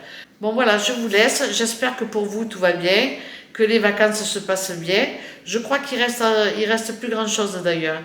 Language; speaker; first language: French; native; French